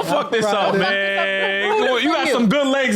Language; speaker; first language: English; native; English